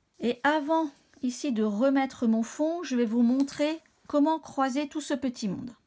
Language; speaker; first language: French; native; French